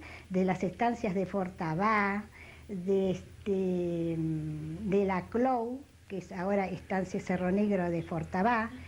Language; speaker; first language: Spanish; native; Spanish